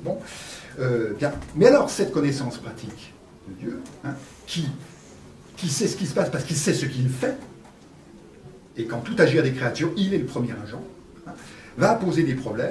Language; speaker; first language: French; native; French